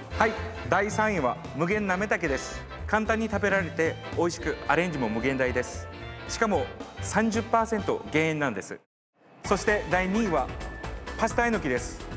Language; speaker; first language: Japanese; non-native, fluent; Korean